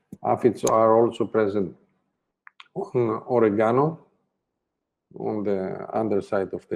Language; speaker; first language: English; non-native, fluent; Greek